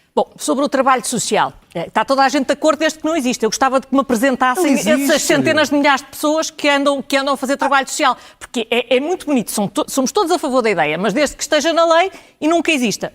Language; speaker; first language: Portuguese; native; Portuguese